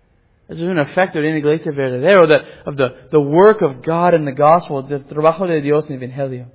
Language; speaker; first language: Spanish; non-native, learner; English